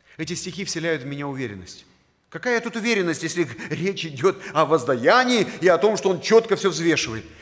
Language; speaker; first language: Russian; native; Russian